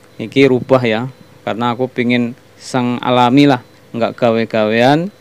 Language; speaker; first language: Indonesian; non-native, local second language; Javanese